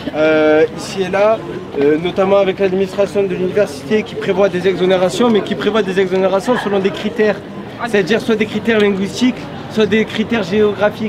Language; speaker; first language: French; native; French